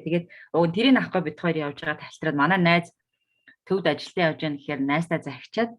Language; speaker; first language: Mongolian; native; Mongolian